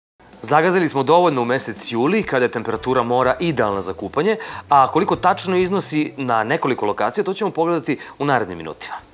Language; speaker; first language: Serbian; native; Serbian